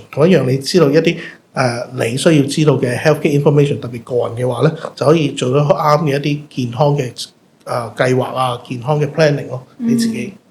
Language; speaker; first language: Cantonese; native; Cantonese